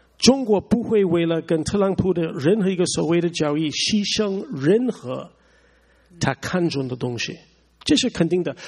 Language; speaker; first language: Chinese; non-native, fluent; English